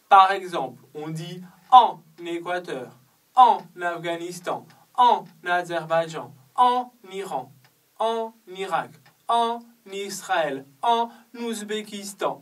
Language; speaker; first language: French; non-native, fluent; Chinese